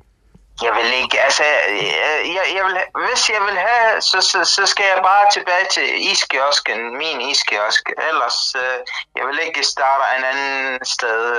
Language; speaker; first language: Danish; non-native, learner; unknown